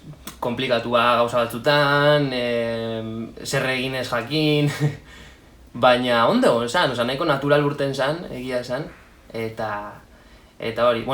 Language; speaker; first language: Basque; non-native, local second language; Spanish